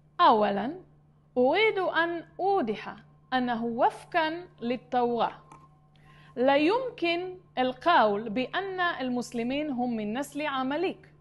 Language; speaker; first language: Arabic; non-native, fluent; Hebrew